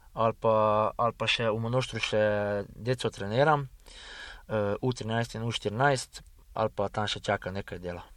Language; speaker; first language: Slovenian; early bilingual, heritage; Hungarian